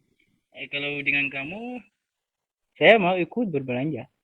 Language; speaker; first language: Indonesian; non-native, learner; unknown